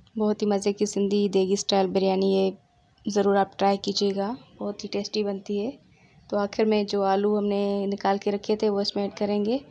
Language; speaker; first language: Urdu; non-native, local second language; Sindhi